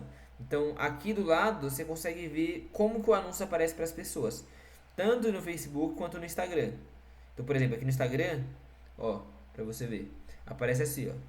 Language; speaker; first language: Portuguese; native; Portuguese